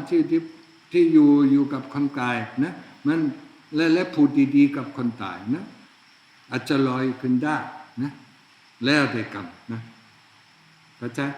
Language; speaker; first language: Thai; non-native, fluent; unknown